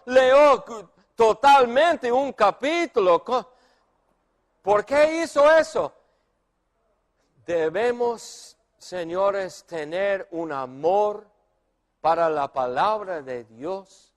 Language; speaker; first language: Spanish; non-native, fluent; English